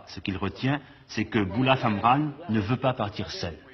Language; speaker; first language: French; native; French